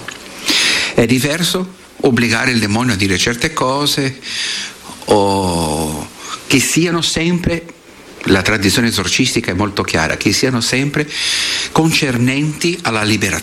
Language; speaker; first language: Italian; non-native, fluent; Portuguese